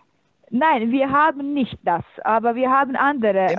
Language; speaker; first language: German; non-native, learner; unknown